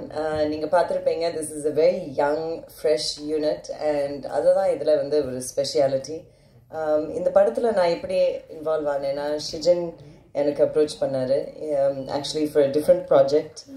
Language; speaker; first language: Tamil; early bilingual, heritage; Tamil